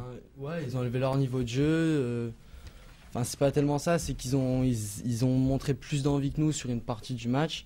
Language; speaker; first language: French; native; French